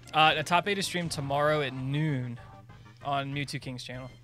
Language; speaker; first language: English; native; English